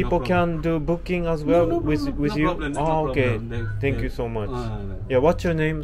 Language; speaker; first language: English; non-native, fluent; Japanese